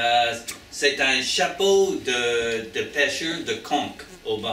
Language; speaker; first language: French; non-native, learner; English